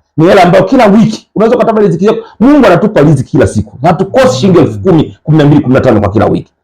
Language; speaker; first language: Swahili; native; Swahili